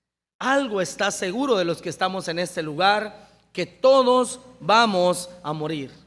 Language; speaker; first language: Spanish; native; Spanish